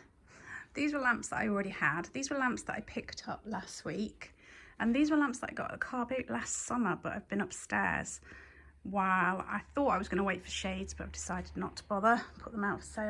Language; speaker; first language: English; native; English